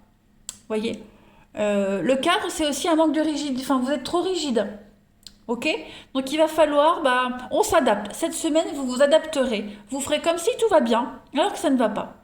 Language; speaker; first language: French; native; French